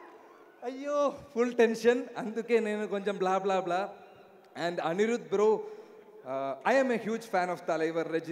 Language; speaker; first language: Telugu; non-native, learner; Malayalam